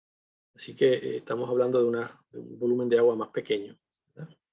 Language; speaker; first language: Spanish; native; Spanish